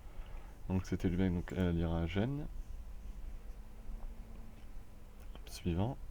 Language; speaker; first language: French; native; French